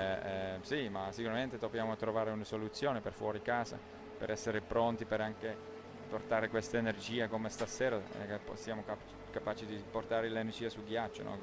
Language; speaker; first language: Italian; non-native, local second language; German